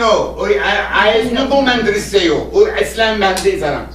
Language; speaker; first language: Korean; non-native, learner; Arabic